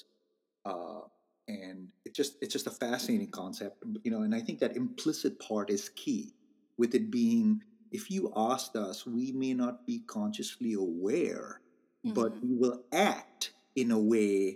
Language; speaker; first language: English; non-native, local second language; Hindi